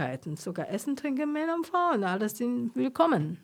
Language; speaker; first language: German; non-native, fluent; Chinese